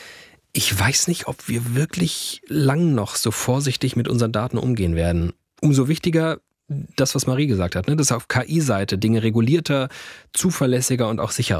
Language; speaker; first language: German; native; German